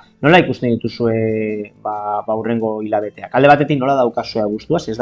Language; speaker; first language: Basque; native; Basque